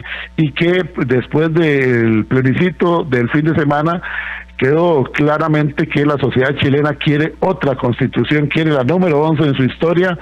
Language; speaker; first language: Spanish; native; Spanish